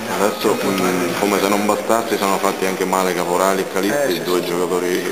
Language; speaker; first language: Italian; native; Italian